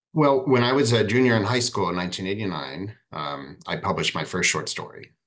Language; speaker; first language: English; native; English